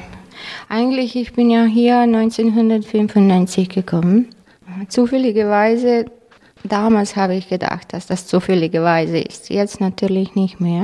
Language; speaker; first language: German; non-native, fluent; Croatian